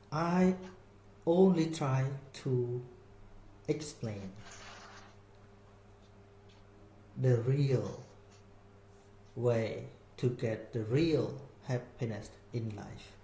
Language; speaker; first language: English; non-native, fluent; Khmer